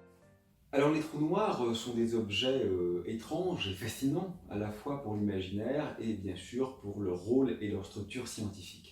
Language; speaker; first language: French; native; French